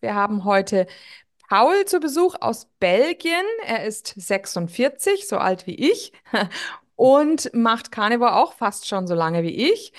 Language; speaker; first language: German; native; German